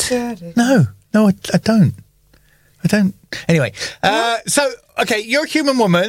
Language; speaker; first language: English; native; English